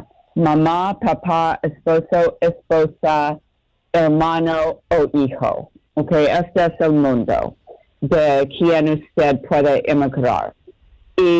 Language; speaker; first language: Spanish; non-native, learner; English